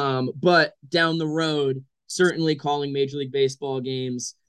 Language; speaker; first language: English; native; English